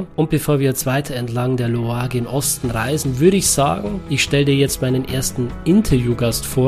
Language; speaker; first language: German; native; German